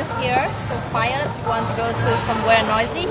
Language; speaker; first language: English; non-native, learner; Vietnamese